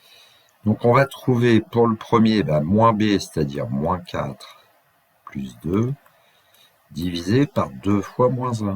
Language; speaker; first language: French; native; French